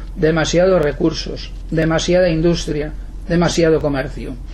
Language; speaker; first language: Spanish; non-native, local second language; Basque